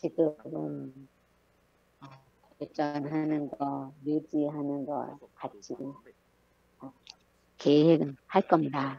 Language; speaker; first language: Korean; non-native, learner; Thai